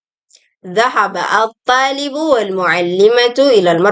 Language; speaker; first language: Arabic; non-native, fluent; Indonesian